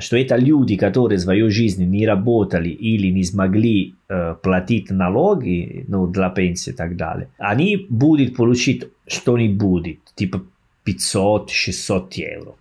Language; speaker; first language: Russian; non-native, learner; Italian